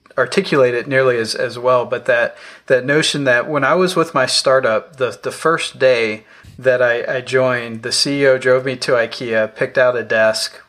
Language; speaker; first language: English; native; English